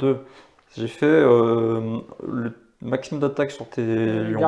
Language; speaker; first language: French; native; French